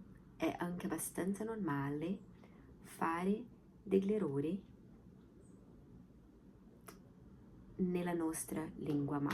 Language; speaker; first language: Italian; non-native, learner; Portuguese